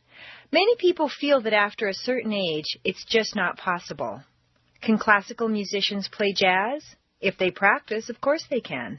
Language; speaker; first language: English; native; English